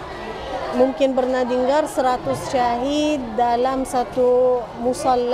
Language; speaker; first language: Indonesian; non-native, fluent; Arabic